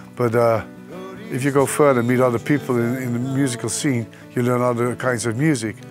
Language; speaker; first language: English; non-native, fluent; Dutch